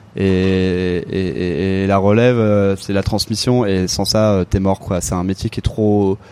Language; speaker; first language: French; native; French